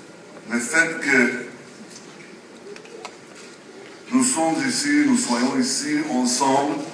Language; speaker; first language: French; non-native, fluent; Hebrew